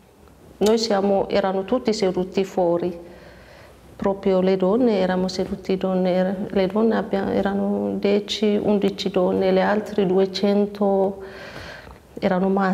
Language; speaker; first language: Italian; non-native, learner; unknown